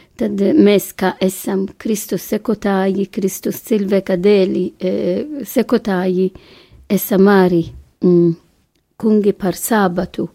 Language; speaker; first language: Latvian; non-native, fluent; Maltese